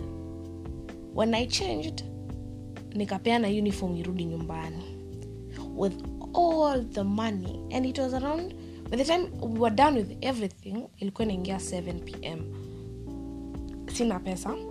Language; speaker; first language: English; non-native, local second language; Swahili